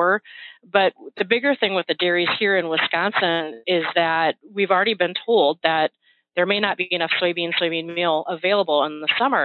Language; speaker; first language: English; native; English